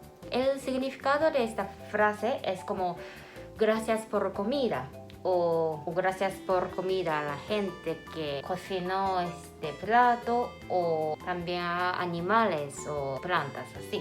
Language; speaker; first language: Spanish; non-native, fluent; Japanese